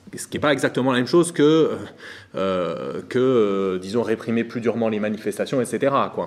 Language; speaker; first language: French; native; French